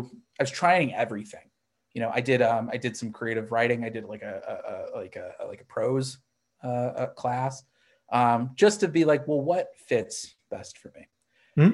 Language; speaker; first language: English; native; English